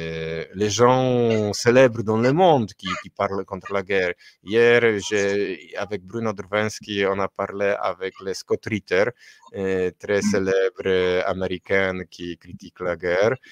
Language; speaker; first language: French; non-native, fluent; Polish